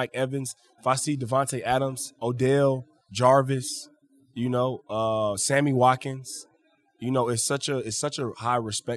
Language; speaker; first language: English; native; English